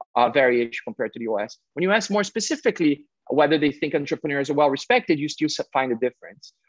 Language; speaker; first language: English; non-native, fluent; Portuguese